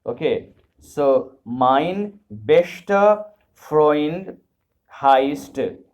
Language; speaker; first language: German; non-native, learner; Urdu